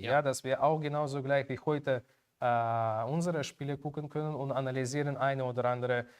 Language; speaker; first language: German; non-native, learner; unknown